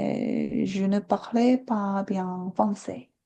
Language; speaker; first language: French; non-native, learner; Korean